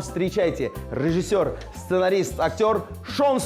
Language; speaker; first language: Russian; native; Russian